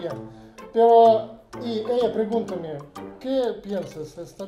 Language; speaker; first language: Spanish; non-native, learner; Russian